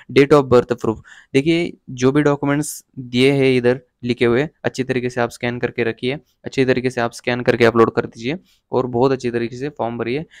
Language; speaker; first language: Hindi; non-native, local second language; Marathi